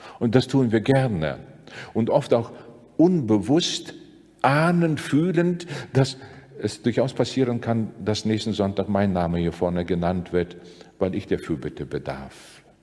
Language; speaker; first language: German; non-native, fluent; Latvian